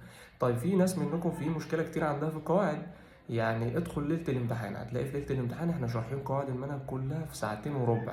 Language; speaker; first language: Arabic; native; Arabic